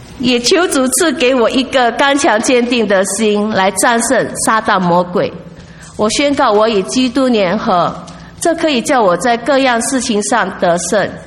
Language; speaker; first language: Chinese; non-native, local second language; English